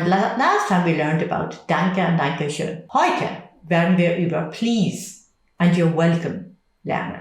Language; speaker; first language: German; non-native, fluent; English